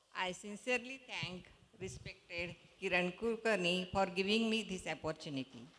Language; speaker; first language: English; non-native, local second language; Marathi